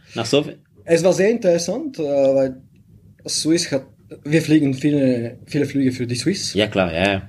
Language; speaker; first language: German; non-native, fluent; Bulgarian